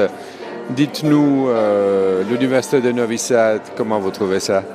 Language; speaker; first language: French; non-native, fluent; Serbian